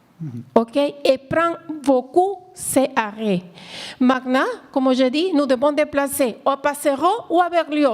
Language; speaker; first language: French; non-native, learner; Spanish